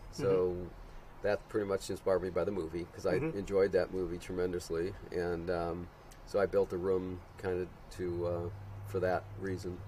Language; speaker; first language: English; native; English